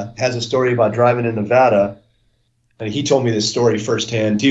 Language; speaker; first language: English; native; English